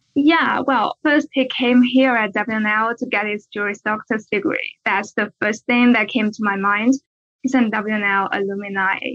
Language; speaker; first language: English; non-native, fluent; Chinese